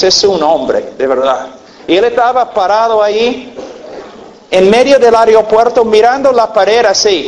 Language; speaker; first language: Spanish; non-native, fluent; English